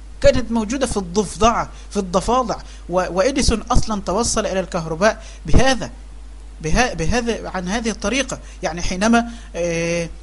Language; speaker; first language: Arabic; native; Arabic